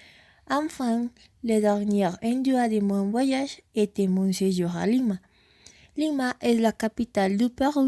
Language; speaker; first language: French; non-native, learner; Spanish